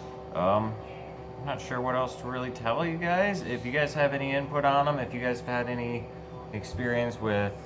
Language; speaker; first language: English; native; English